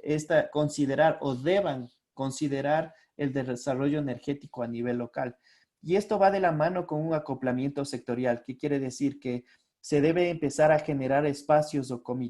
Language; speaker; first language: Spanish; native; Spanish